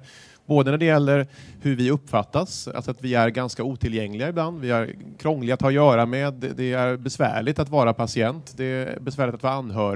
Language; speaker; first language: Swedish; native; Swedish